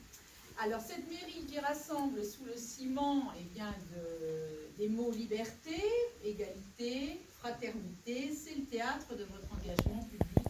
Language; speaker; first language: French; native; French